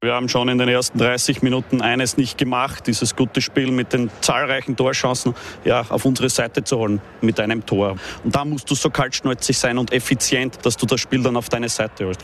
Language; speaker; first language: German; native; German